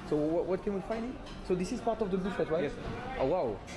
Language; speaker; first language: English; non-native, learner; French